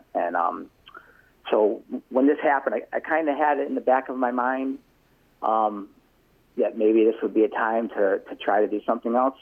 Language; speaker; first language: English; native; English